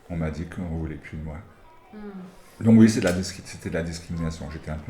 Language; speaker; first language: French; native; French